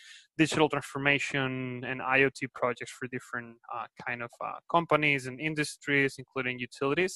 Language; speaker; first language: English; non-native, fluent; Spanish